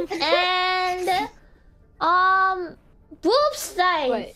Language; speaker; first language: English; non-native, learner; Korean